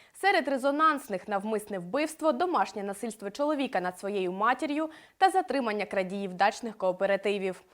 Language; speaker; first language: Ukrainian; native; Ukrainian